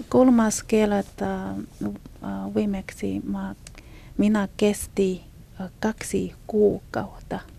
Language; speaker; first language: Finnish; non-native, learner; Chinese